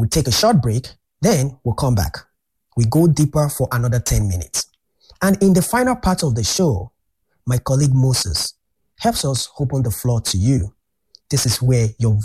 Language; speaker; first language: English; non-native, local second language; Yoruba